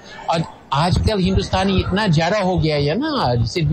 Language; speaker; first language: Hindi; non-native, fluent; English